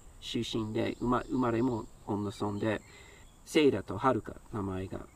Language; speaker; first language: Japanese; non-native, fluent; English